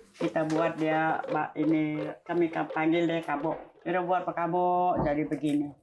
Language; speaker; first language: Malay; non-native, local second language; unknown